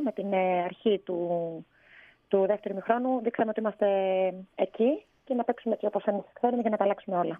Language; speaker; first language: Greek; native; Greek